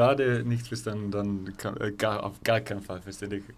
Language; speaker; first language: German; non-native, fluent; Icelandic